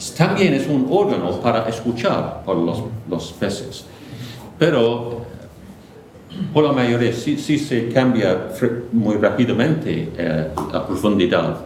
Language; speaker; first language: Spanish; non-native, fluent; English